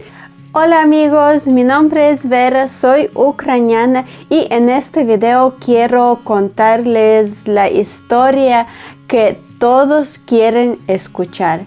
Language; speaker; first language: Spanish; non-native, fluent; Ukrainian